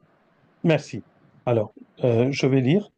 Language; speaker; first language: French; non-native, fluent; Bangla